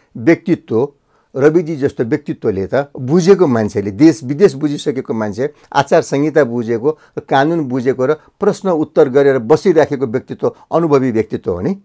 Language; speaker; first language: Nepali; native; Nepali